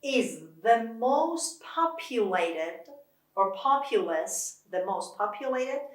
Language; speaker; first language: English; non-native, fluent; Persian